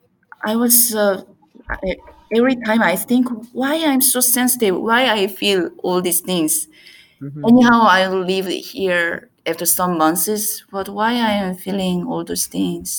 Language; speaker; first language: English; non-native, learner; Korean